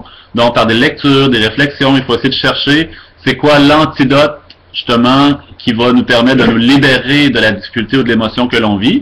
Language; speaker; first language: French; native; French